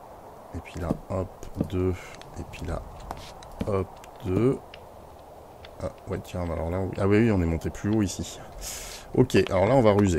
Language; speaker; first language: French; native; French